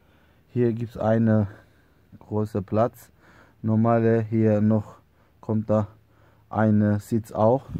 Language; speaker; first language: German; non-native, learner; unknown